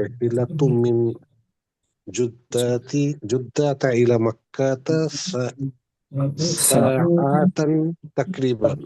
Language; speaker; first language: Arabic; non-native, learner; Bangla